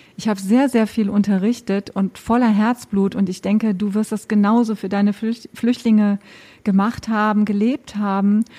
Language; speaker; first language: German; native; German